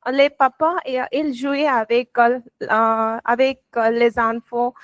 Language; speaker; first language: French; non-native, learner; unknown